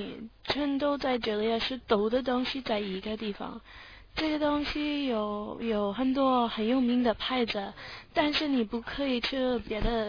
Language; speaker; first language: Chinese; non-native, learner; English